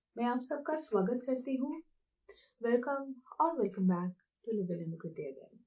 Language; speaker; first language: Hindi; non-native, local second language; Bangla